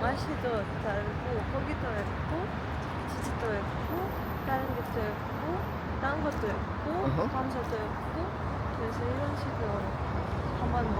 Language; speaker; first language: Korean; non-native, learner; Russian